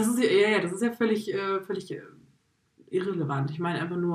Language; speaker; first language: German; native; German